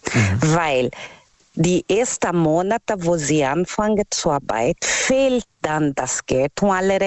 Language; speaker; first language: German; non-native, learner; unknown